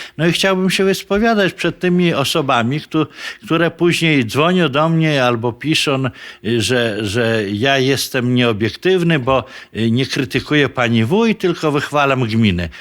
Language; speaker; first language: Polish; native; Polish